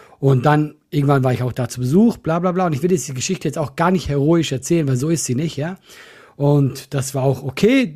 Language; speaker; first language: German; non-native, fluent; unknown